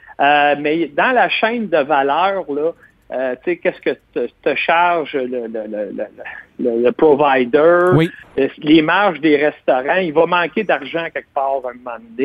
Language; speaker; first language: French; native; French